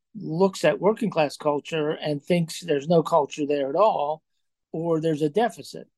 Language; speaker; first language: English; native; English